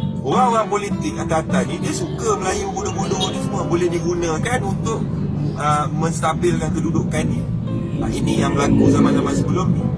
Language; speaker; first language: Malay; native; Malay